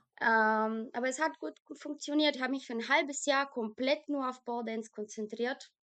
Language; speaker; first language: German; non-native, fluent; Bulgarian